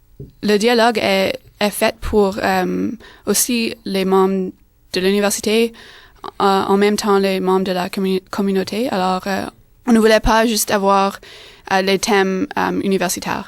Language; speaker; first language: French; non-native, fluent; English